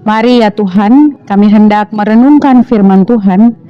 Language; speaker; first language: Indonesian; native; Indonesian